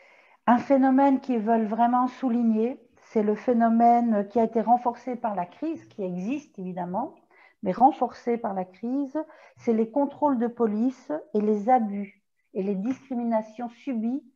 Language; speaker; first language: French; native; French